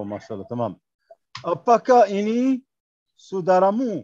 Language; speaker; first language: Indonesian; non-native, learner; Arabic